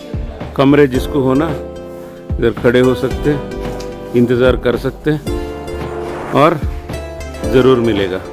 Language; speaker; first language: Hindi; non-native, local second language; Telugu